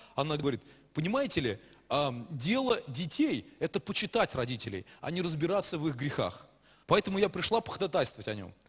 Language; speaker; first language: Russian; native; Russian